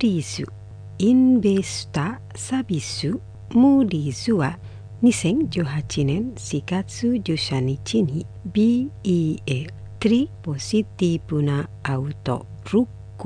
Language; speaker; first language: Japanese; non-native, fluent; Indonesian